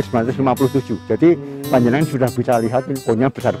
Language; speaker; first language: Indonesian; non-native, local second language; Javanese